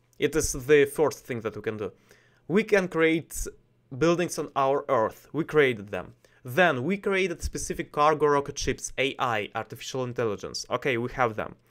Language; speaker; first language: English; non-native, learner; Russian